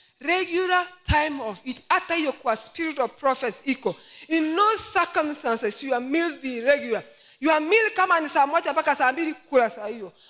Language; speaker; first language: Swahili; non-native, local second language; Gusii